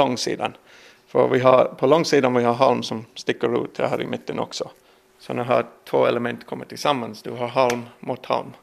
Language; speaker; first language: Swedish; non-native, learner; English